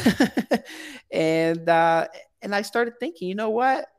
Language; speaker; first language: English; early bilingual, other home language; Portuguese